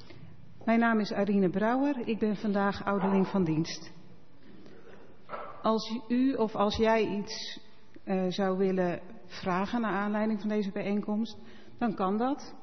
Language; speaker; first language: Dutch; native; Dutch